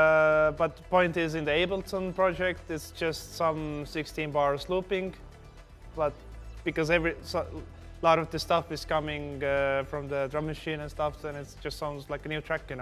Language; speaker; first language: English; non-native, fluent; Estonian